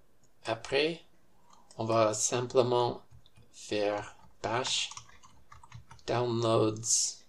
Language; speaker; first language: French; non-native, fluent; English